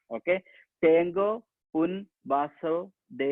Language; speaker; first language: Spanish; non-native, fluent; Malayalam